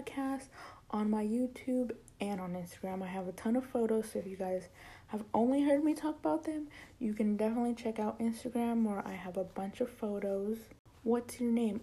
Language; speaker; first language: English; early bilingual, other home language; Spanish